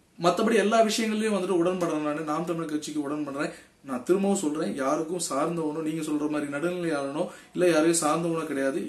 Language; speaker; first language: Tamil; non-native, local second language; Telugu